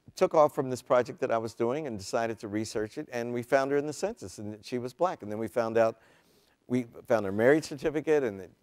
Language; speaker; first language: English; native; English